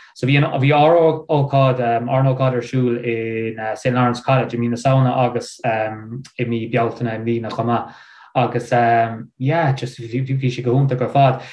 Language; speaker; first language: Irish; non-native, local second language; English